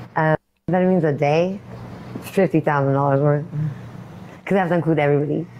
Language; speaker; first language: English; native; English